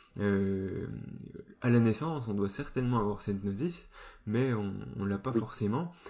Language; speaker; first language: French; native; French